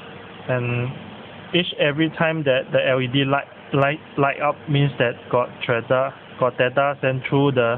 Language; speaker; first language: English; non-native, local second language; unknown